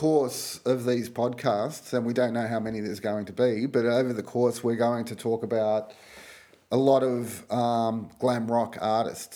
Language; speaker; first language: English; native; English